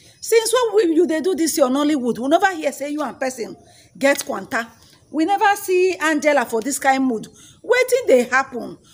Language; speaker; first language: Nigerian Pidgin; native; Nigerian Pidgin